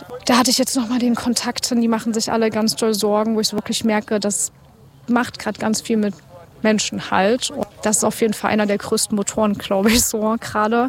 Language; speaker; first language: German; native; German